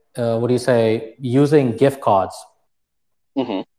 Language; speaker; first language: English; non-native, fluent; Arabic